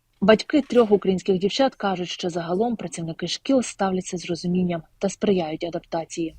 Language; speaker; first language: Ukrainian; native; Ukrainian